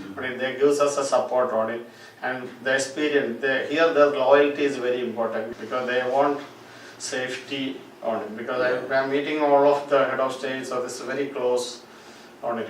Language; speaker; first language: English; non-native, local second language; Malayalam